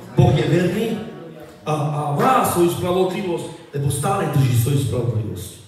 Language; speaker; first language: Slovak; non-native, local second language; Romany